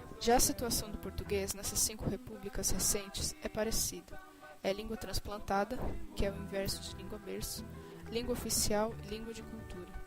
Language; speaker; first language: Portuguese; native; Portuguese